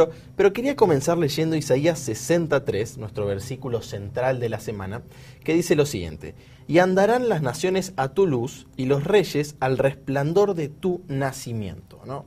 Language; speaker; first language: Spanish; native; Spanish